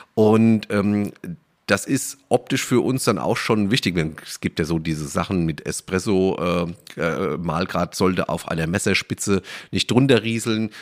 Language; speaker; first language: German; native; German